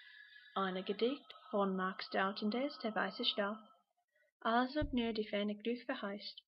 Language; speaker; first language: German; non-native, learner; English